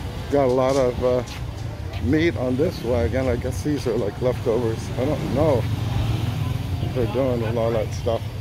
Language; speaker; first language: English; native; English